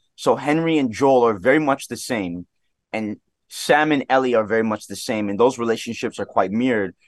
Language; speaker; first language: English; native; English